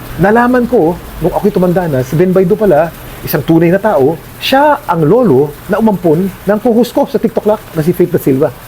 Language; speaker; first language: Filipino; native; Filipino